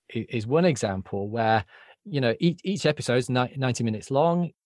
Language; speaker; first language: English; native; English